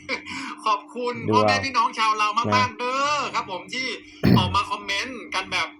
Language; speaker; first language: Thai; native; Thai